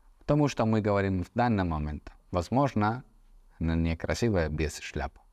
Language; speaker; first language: Russian; non-native, fluent; Spanish